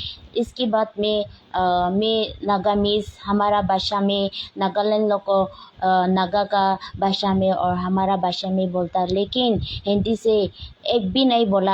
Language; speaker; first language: Hindi; non-native, local second language; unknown